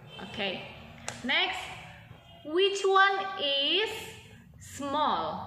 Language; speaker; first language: English; non-native, local second language; Indonesian